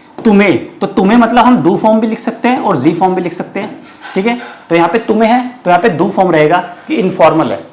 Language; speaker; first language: Hindi; native; Hindi